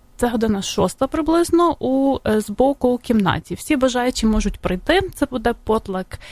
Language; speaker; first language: Ukrainian; native; Ukrainian